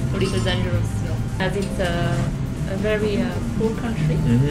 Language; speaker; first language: English; non-native, learner; French